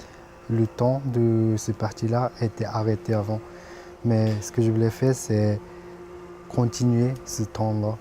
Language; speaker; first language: French; non-native, fluent; Japanese